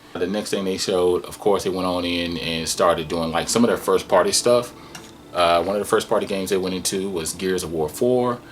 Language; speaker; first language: English; native; English